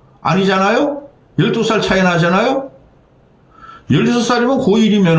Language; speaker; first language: Korean; native; Korean